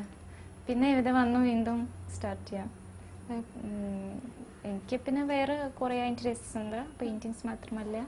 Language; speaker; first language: Malayalam; non-native, fluent; Russian